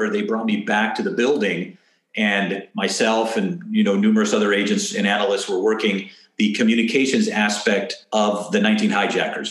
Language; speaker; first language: English; early bilingual, other home language; Spanish